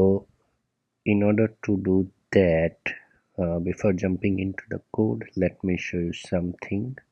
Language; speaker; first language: English; non-native, local second language; Gujarati